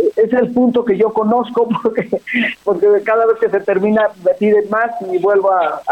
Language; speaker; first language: Spanish; native; Spanish